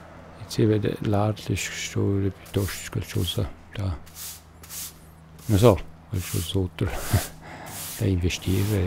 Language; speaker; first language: Italian; non-native, local second language; German